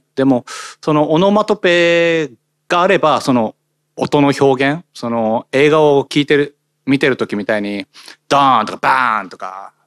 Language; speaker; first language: Japanese; native; Japanese